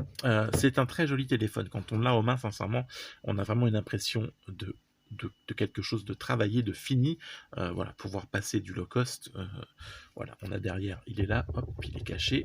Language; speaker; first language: French; native; French